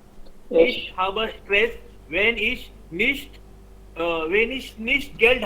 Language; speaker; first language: German; non-native, learner; Hindi